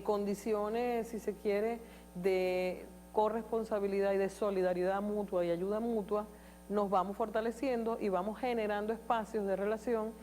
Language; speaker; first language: Spanish; native; Spanish